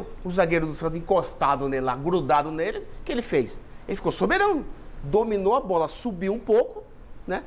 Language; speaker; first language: Portuguese; native; Portuguese